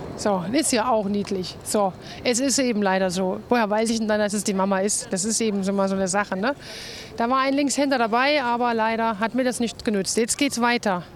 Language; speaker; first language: German; native; German